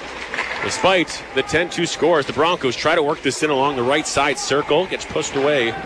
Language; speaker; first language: English; native; English